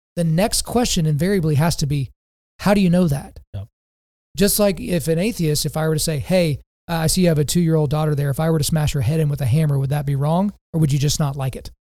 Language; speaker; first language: English; native; English